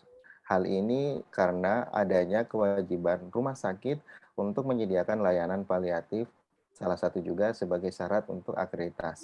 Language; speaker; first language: Indonesian; native; Indonesian